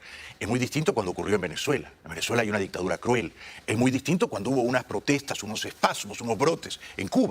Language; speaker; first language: Spanish; native; Spanish